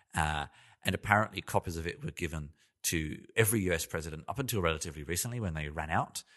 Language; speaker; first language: English; native; English